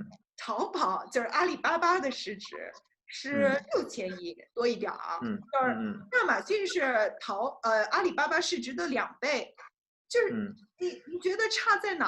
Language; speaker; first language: Chinese; native; Chinese